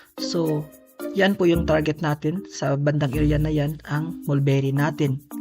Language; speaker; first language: Filipino; non-native, local second language; Cebuano